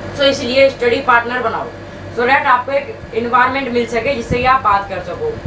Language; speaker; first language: Hindi; native; Hindi